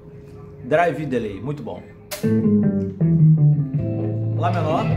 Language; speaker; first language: Portuguese; native; Portuguese